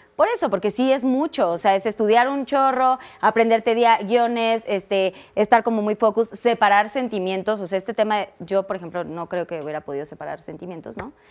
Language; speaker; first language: Spanish; native; Spanish